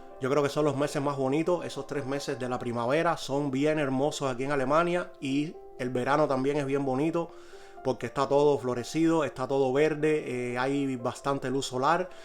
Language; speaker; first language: Spanish; native; Spanish